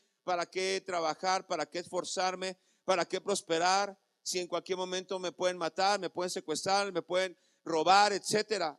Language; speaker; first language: Spanish; native; Spanish